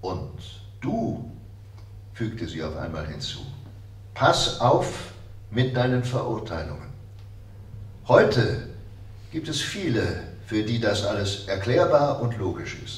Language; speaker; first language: German; native; German